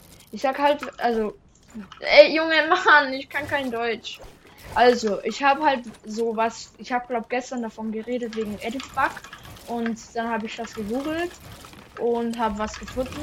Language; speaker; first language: German; non-native, local second language; Swiss German